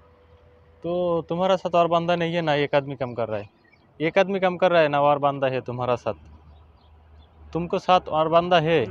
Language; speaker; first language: Hindi; non-native, learner; Bangla